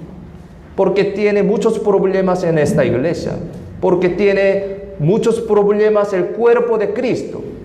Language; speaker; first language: Spanish; non-native, fluent; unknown